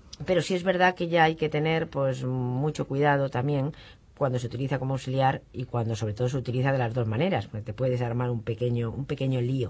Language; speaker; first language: Spanish; native; Spanish